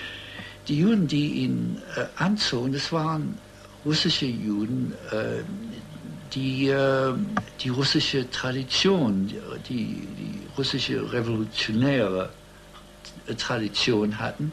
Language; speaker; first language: German; early bilingual, heritage; German